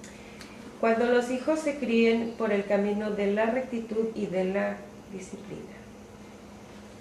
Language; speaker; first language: Spanish; native; Spanish